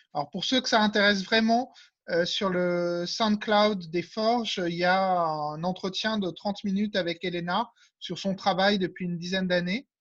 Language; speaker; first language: French; native; French